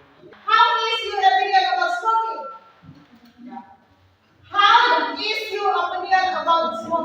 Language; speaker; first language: English; non-native, learner; Indonesian